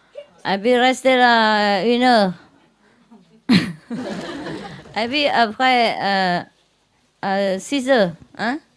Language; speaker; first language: French; non-native, learner; Vietnamese